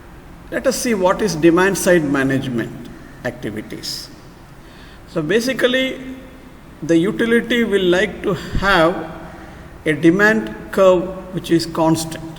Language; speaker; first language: English; non-native, local second language; Malayalam